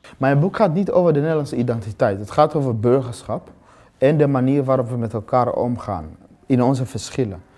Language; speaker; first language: Dutch; non-native, fluent; Swahili